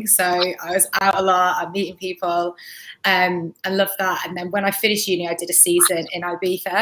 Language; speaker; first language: English; native; English